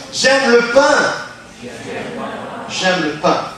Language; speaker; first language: French; non-native, fluent; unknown